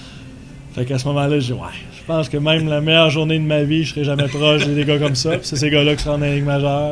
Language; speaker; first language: French; native; French